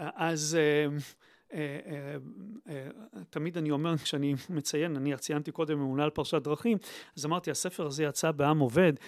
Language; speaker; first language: Hebrew; native; Hebrew